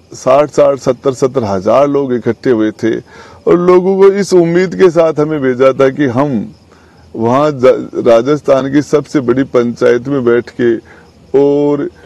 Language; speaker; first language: Hindi; native; Hindi